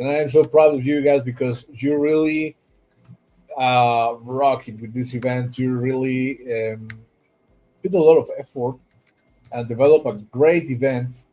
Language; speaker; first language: English; non-native, fluent; Spanish